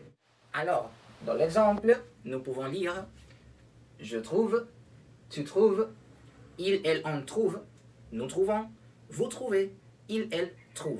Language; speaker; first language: French; non-native, learner; Spanish